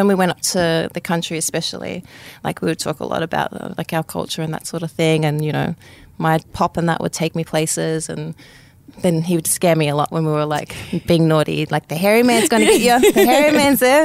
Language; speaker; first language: English; native; English